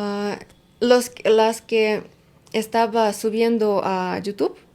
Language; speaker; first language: Spanish; non-native, fluent; Russian